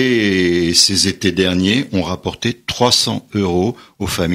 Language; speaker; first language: French; native; French